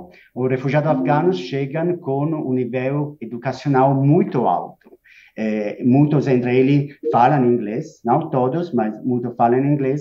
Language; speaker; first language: Portuguese; non-native, fluent; Spanish